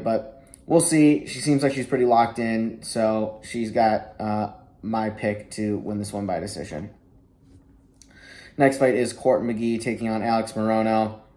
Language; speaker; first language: English; native; English